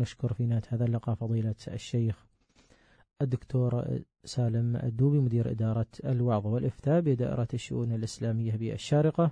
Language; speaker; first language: Arabic; native; Arabic